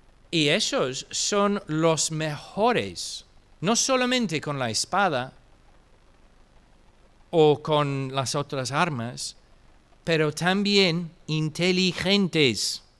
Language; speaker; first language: Spanish; non-native, fluent; English